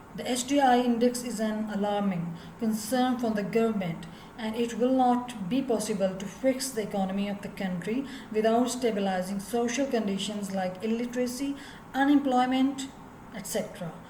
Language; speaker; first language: English; non-native, local second language; Urdu